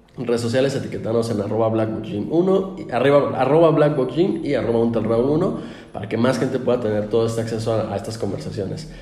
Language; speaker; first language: Spanish; native; Spanish